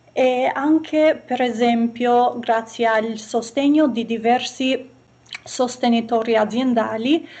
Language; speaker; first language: Italian; non-native, fluent; Albanian